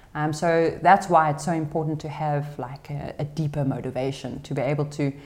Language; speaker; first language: English; native; English